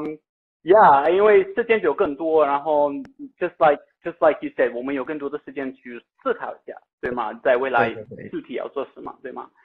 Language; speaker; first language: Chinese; non-native, fluent; Italian